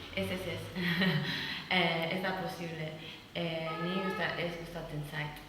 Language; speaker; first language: Basque; non-native, learner; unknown